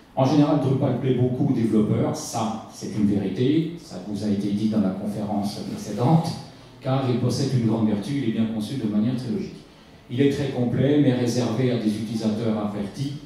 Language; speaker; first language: French; native; French